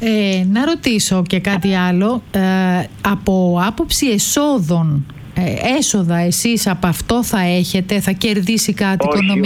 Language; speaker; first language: Greek; native; Greek